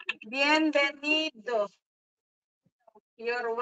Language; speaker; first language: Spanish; non-native, learner; Filipino